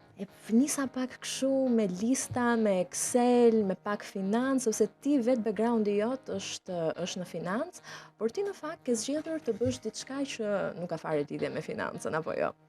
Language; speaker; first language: Albanian; native; Albanian